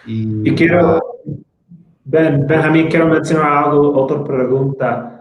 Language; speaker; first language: Spanish; non-native, fluent; English